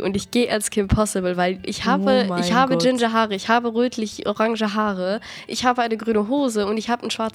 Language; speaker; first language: German; native; German